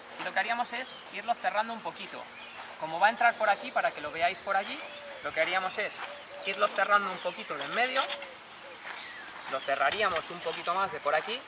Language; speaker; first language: Spanish; native; Spanish